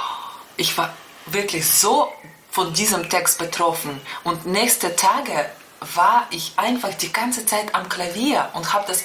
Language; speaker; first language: German; non-native, fluent; Russian